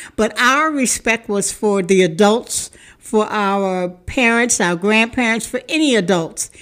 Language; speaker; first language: English; native; English